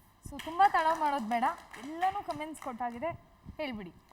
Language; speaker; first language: Kannada; native; Kannada